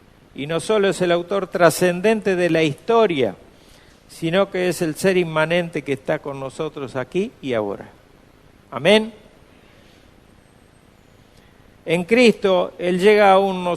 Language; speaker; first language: Spanish; native; Spanish